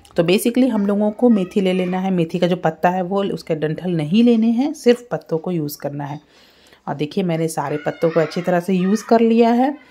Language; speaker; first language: Hindi; native; Hindi